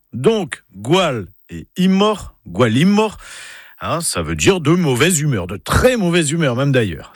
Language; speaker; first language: French; native; French